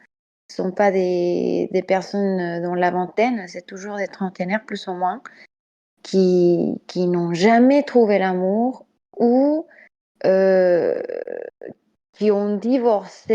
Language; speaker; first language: French; non-native, fluent; Spanish